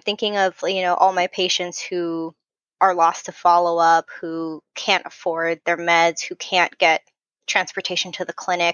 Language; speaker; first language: English; native; English